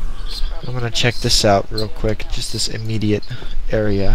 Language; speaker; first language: English; native; English